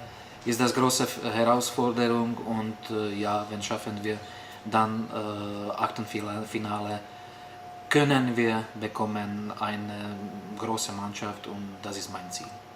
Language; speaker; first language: German; non-native, fluent; Slovak